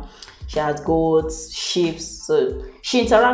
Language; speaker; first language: English; non-native, local second language; Igbo